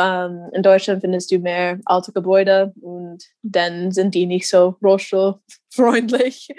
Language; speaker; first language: German; non-native, fluent; English